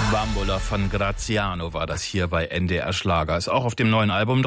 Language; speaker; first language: German; native; German